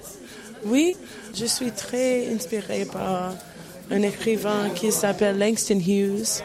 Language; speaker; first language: French; non-native, learner; English